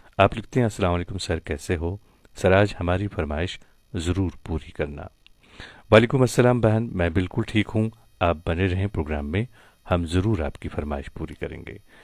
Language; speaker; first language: Hindi; non-native, local second language; Kashmiri